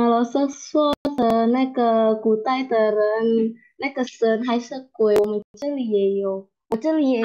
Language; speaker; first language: Chinese; non-native, learner; Indonesian